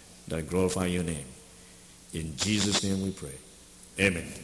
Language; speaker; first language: English; non-native, learner; Chinese